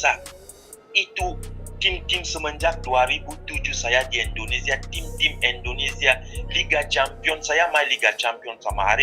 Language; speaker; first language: Indonesian; non-native, fluent; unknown